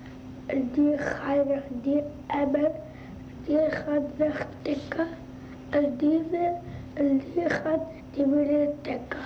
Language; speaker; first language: Dutch; early bilingual, other home language; Arabic